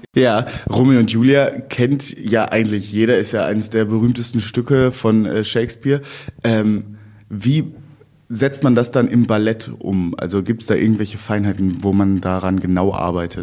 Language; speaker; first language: German; native; German